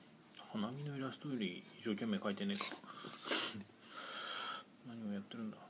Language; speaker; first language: Japanese; native; Japanese